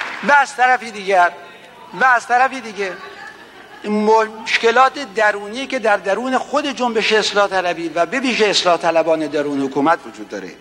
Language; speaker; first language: Persian; native; Persian